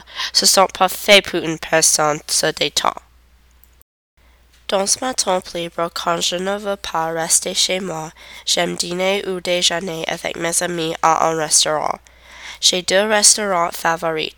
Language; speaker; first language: French; non-native, learner; English